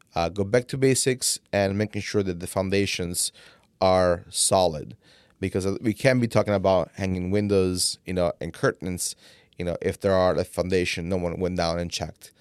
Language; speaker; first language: English; non-native, fluent; Italian